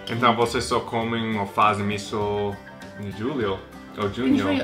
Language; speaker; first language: Portuguese; non-native, fluent; English